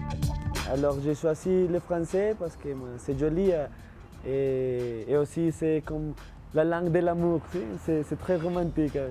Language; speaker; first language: French; non-native, learner; Spanish